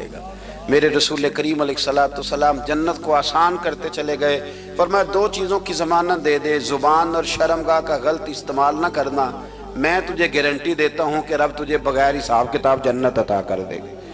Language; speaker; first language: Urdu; non-native, local second language; Punjabi